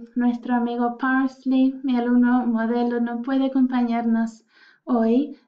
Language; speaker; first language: Spanish; non-native, fluent; English